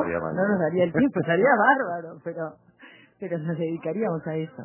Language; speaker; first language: Spanish; native; Spanish